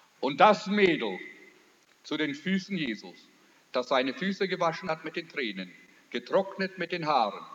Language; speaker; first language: German; early bilingual, heritage; German